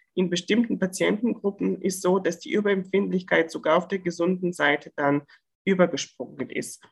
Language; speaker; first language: German; non-native, fluent; Bulgarian